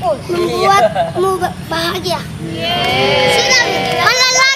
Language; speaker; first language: Indonesian; non-native, local second language; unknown